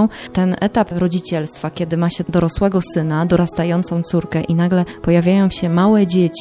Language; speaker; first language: Polish; native; Polish